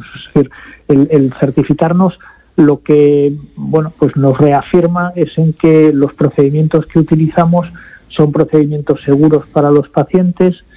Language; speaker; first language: Spanish; native; Spanish